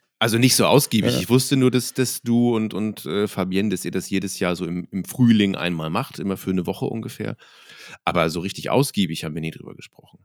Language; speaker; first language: German; native; German